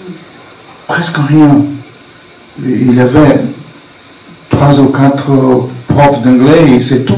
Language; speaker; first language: French; non-native, fluent; Portuguese